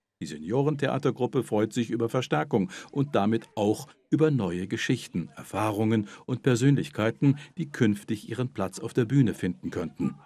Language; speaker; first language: German; native; German